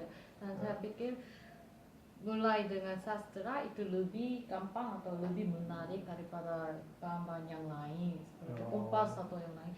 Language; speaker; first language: Indonesian; non-native, fluent; Korean